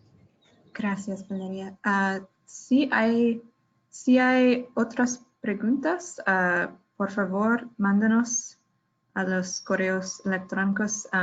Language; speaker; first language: Spanish; non-native, learner; English